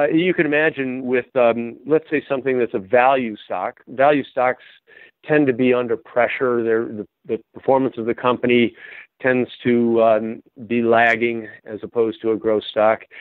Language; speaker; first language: English; native; English